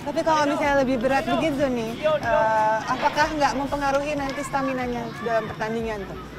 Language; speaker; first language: Indonesian; native; Indonesian